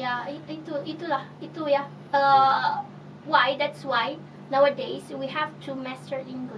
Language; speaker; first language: English; non-native, fluent; Indonesian